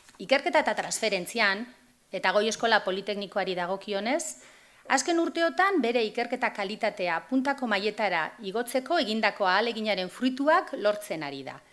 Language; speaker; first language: Basque; native; Basque